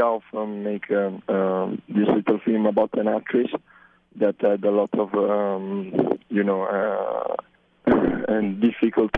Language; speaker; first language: English; non-native, learner; Italian